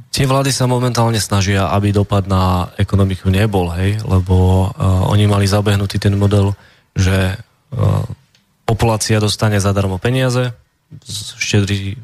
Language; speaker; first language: Slovak; native; Slovak